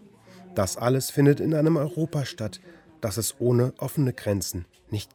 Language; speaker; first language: German; native; German